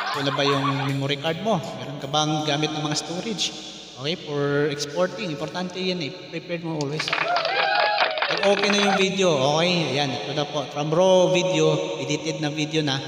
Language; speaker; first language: Filipino; non-native, local second language; Cebuano